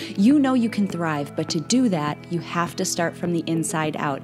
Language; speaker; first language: English; native; English